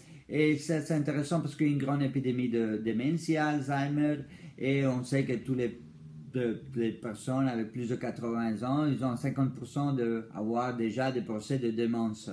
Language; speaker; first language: French; non-native, fluent; Spanish